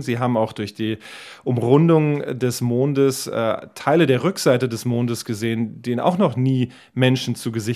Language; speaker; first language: German; native; German